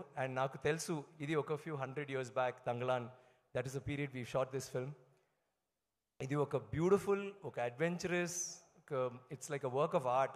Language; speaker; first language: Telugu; non-native, learner; Tamil